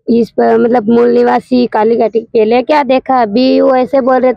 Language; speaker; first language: Hindi; native; Hindi